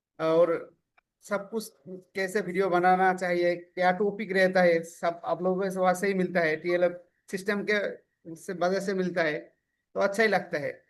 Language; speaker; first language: Hindi; non-native, local second language; Assamese